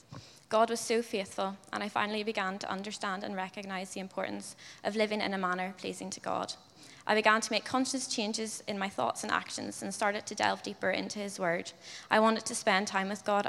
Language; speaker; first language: English; native; English